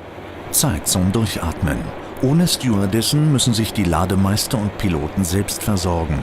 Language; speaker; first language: German; native; German